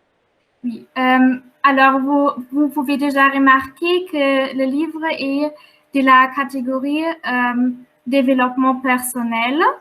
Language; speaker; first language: French; non-native, fluent; German